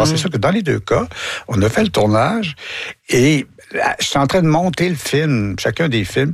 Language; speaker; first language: French; native; French